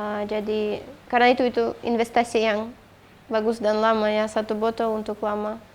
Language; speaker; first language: Indonesian; non-native, fluent; Russian